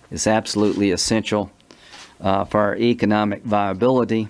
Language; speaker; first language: English; native; English